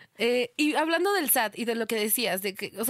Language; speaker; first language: Spanish; native; Spanish